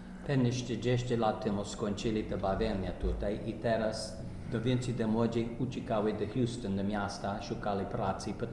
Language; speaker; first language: Polish; early bilingual, heritage; English